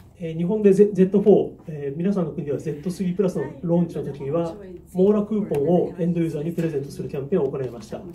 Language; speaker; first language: Japanese; native; Japanese